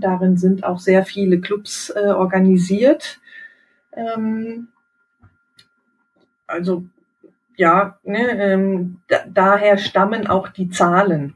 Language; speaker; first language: German; native; German